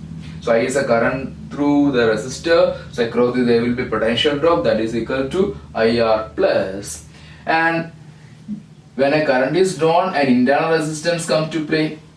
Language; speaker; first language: English; non-native, local second language; Malayalam